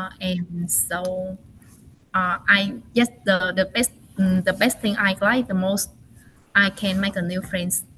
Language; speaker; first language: English; non-native, learner; Vietnamese